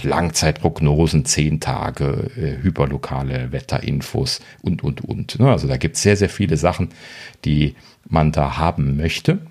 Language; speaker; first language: German; native; German